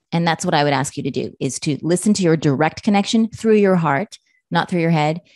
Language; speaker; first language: English; native; English